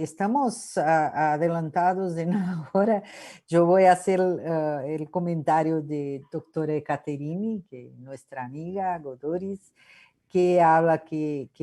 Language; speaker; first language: Spanish; non-native, fluent; Portuguese